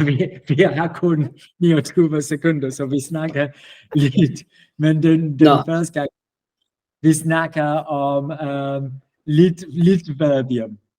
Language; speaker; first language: Danish; non-native, learner; English